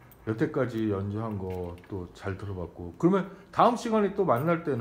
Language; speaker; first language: Korean; native; Korean